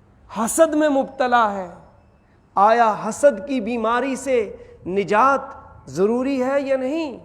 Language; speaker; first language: Urdu; native; Urdu